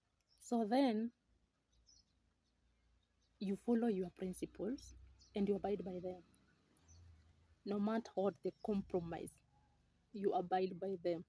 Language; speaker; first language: English; non-native, local second language; Swahili